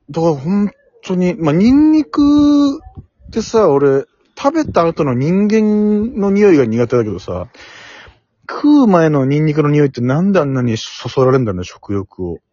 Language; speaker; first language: Japanese; native; Japanese